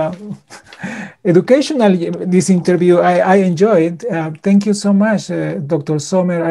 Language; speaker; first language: English; non-native, fluent; Spanish